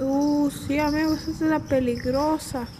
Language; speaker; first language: Spanish; early bilingual, heritage; Spanish